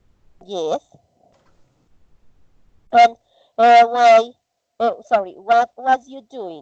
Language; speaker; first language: English; non-native, learner; Spanish